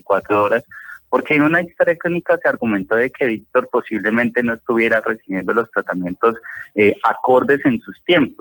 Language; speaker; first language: Spanish; native; Spanish